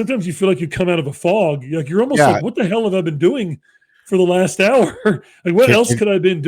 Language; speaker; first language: English; native; English